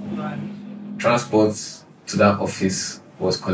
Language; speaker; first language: English; non-native, local second language; Igbo